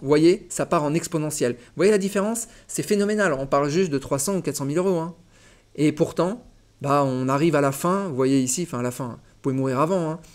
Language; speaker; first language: French; native; French